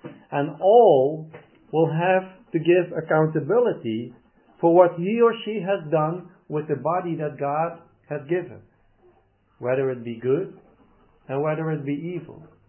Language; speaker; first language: English; non-native, fluent; Dutch